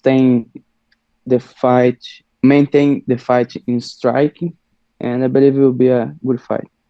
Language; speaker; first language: English; non-native, learner; Portuguese